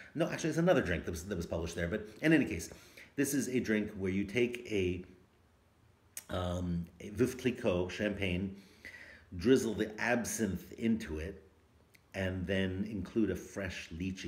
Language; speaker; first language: English; native; English